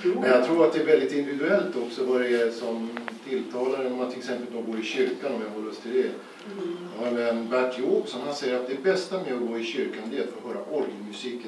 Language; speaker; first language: Swedish; native; Swedish